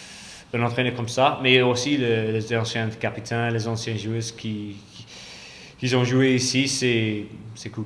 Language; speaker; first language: French; non-native, fluent; English